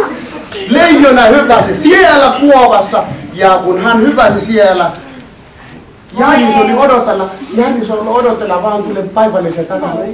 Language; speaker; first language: Finnish; non-native, learner; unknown